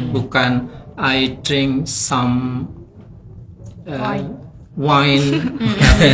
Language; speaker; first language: English; non-native, fluent; Indonesian